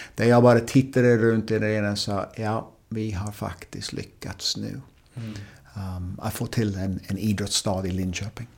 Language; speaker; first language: Swedish; non-native, fluent; English